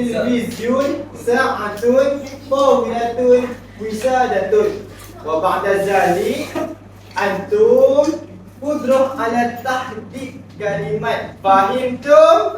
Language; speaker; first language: Arabic; non-native, learner; Malay